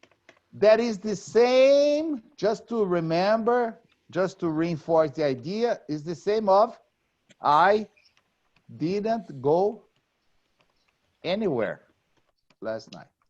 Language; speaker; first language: English; non-native, fluent; Portuguese